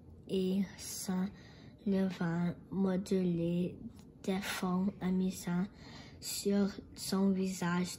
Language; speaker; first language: French; non-native, learner; English